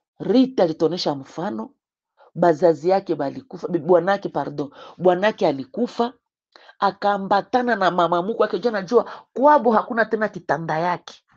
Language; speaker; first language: Swahili; native; Swahili